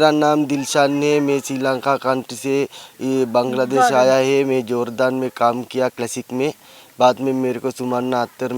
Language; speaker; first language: Hindi; non-native, learner; Sinhala